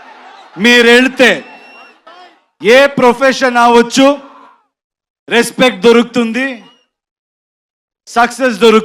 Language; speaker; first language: Telugu; non-native, learner; Kannada